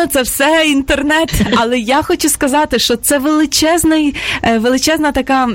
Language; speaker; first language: Ukrainian; native; Ukrainian